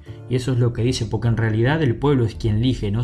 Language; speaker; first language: Spanish; native; Spanish